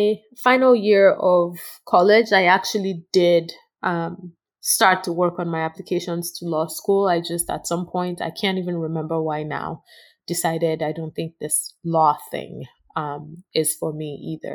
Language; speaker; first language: English; non-native, local second language; Yoruba